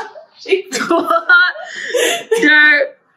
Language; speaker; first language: French; non-native, learner; English